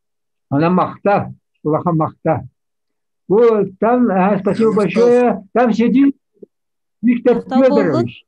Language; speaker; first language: Russian; non-native, local second language; Yakut